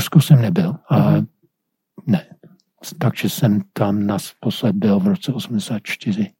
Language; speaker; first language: Czech; non-native, fluent; English